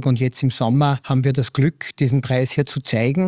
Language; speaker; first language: German; native; German